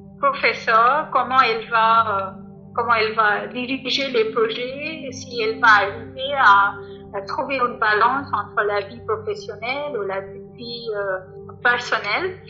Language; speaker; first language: French; non-native, fluent; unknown